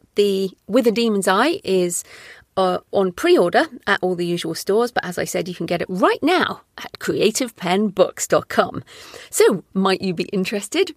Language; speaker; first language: English; native; English